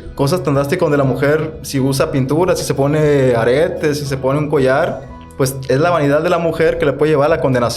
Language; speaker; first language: Spanish; native; Spanish